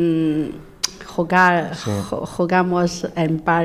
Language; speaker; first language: Spanish; non-native, learner; Chinese